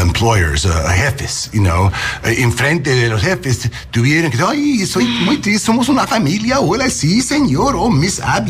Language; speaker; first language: Spanish; non-native, learner; English